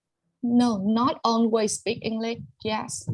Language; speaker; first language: English; non-native, learner; Vietnamese